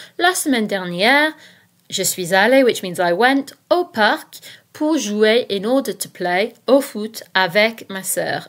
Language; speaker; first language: French; non-native, fluent; English